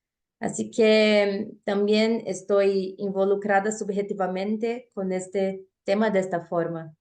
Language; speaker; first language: Spanish; non-native, fluent; Portuguese